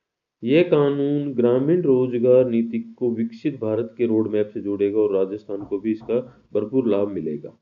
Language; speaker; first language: Hindi; native; Hindi